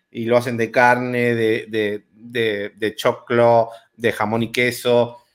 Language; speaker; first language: Spanish; native; Spanish